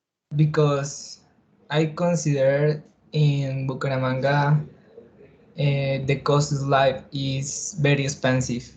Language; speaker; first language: English; non-native, learner; Spanish